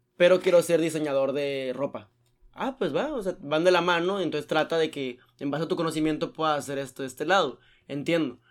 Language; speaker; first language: Spanish; native; Spanish